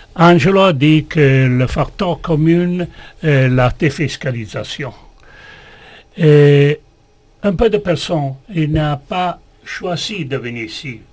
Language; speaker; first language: French; non-native, learner; Italian